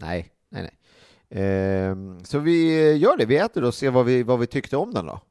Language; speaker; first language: Swedish; native; Swedish